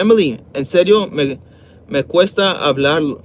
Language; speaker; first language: Spanish; non-native, learner; English